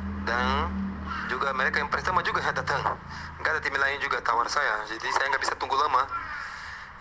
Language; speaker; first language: Indonesian; non-native, fluent; Portuguese